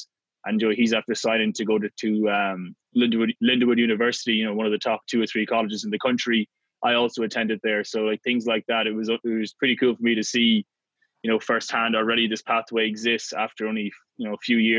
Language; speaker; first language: English; native; English